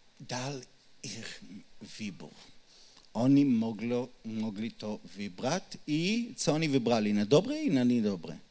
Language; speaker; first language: Polish; non-native, learner; Hebrew